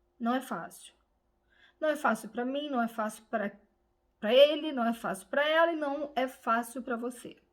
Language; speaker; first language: Portuguese; native; Portuguese